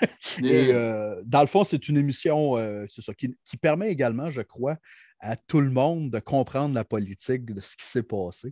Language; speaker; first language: French; native; French